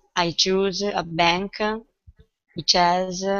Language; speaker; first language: English; non-native, learner; Italian